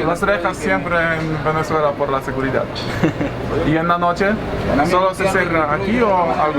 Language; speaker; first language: Spanish; non-native, learner; Polish